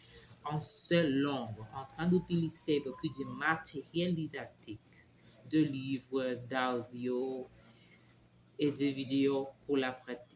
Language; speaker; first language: French; non-native, learner; Spanish